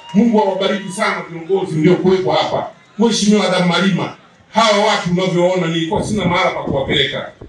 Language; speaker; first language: Swahili; native; Swahili